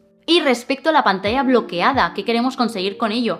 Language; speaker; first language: Spanish; native; Spanish